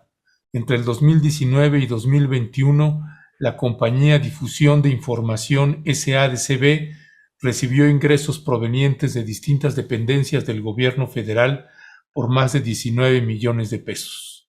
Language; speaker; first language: Spanish; native; Spanish